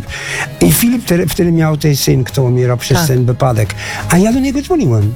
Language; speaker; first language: Polish; non-native, fluent; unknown